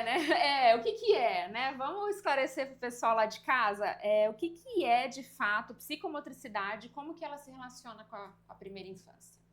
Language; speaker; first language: Portuguese; native; Portuguese